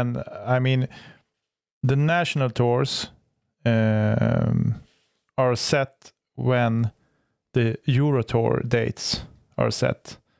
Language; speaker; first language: English; non-native, fluent; Swedish